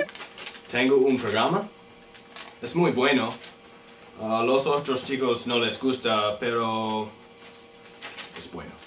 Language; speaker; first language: Spanish; non-native, learner; English